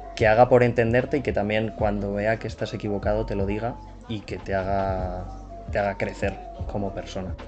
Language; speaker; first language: Spanish; native; Spanish